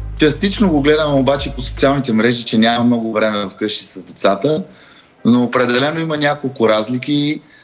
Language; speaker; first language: Bulgarian; early bilingual, heritage; Bulgarian